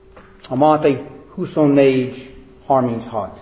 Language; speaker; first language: Hungarian; non-native, fluent; English